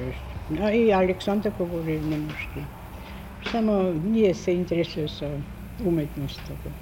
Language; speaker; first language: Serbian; non-native, learner; German